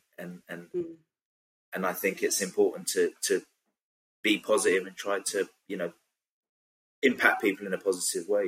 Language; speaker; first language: English; native; English